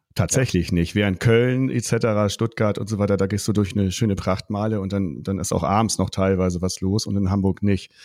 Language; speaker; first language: German; native; German